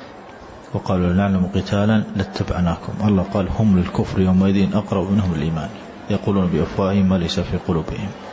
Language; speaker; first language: Arabic; native; Arabic